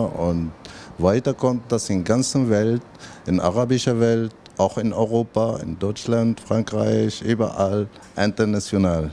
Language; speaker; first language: German; non-native, learner; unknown